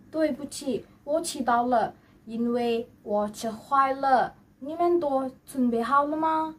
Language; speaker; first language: Chinese; non-native, learner; Malay